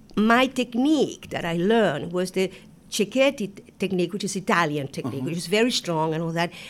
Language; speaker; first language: English; non-native, fluent; Spanish